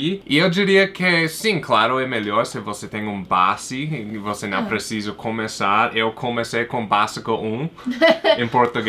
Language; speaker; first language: Portuguese; non-native, fluent; English